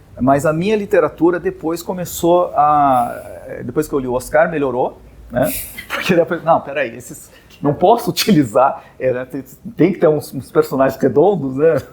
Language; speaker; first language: Portuguese; native; Portuguese